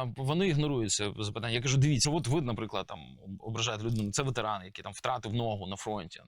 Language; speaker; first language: Ukrainian; native; Ukrainian